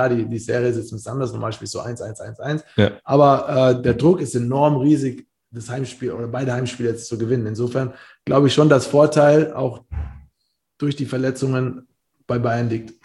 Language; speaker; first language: German; native; German